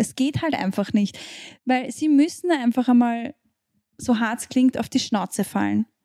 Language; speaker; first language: German; native; German